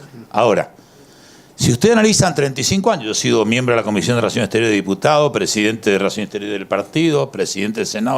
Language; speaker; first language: Spanish; native; Spanish